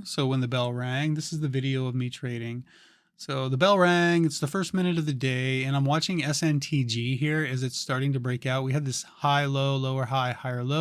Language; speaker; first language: English; native; English